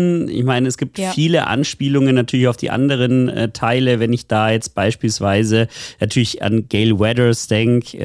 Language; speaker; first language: German; native; German